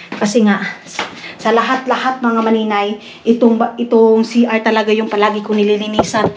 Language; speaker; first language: Filipino; non-native, local second language; Cebuano